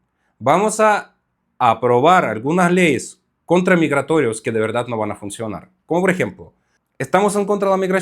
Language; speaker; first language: Spanish; non-native, fluent; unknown